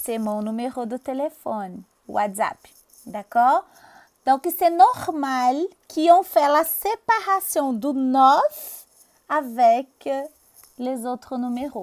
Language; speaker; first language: French; non-native, fluent; Portuguese